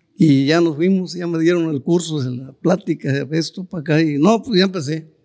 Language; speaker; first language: Spanish; native; Spanish